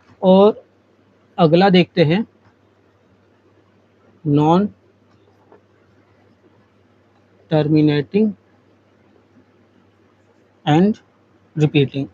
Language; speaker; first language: Hindi; native; Hindi